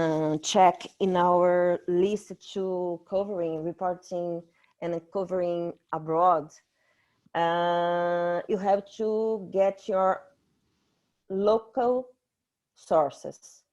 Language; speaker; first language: English; non-native, fluent; Portuguese